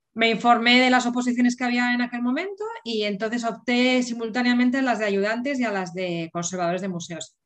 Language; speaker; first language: Spanish; native; Spanish